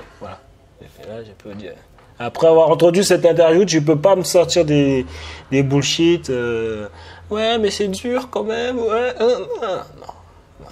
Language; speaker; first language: French; native; French